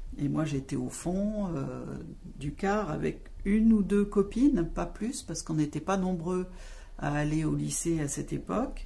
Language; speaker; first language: French; native; French